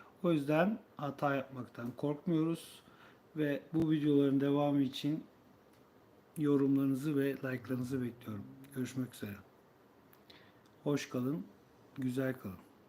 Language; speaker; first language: Turkish; native; Turkish